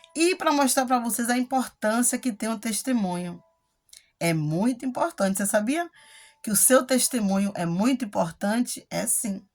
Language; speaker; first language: Portuguese; native; Portuguese